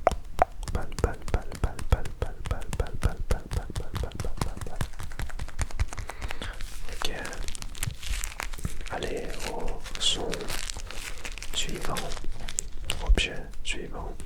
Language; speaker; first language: French; non-native, learner; Dutch